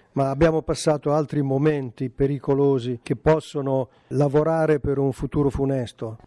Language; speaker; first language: Italian; native; Italian